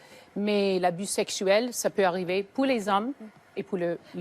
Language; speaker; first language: French; native; French